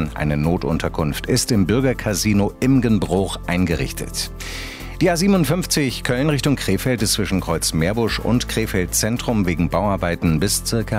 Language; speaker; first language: German; native; German